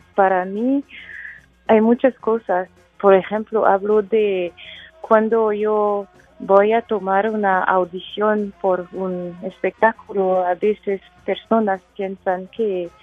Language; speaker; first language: Spanish; non-native, learner; French